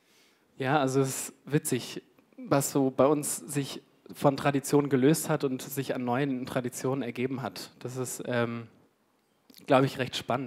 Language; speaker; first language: German; native; German